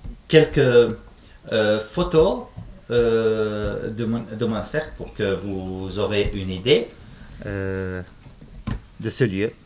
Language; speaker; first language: French; non-native, fluent; Arabic